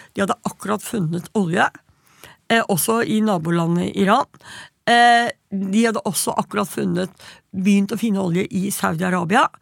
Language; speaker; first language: Norwegian; native; Norwegian